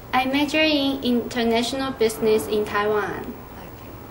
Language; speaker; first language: English; non-native, learner; Chinese